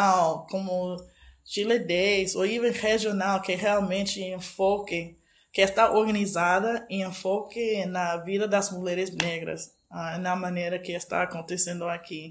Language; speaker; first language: Portuguese; non-native, fluent; English